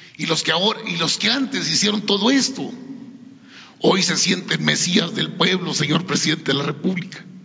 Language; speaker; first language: Spanish; native; Spanish